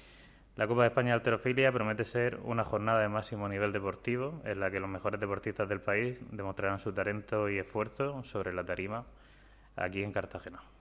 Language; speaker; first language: Spanish; native; Spanish